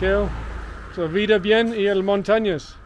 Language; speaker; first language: Spanish; non-native, learner; English